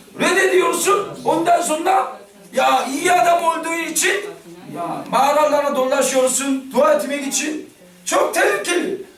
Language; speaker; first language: Turkish; non-native, learner; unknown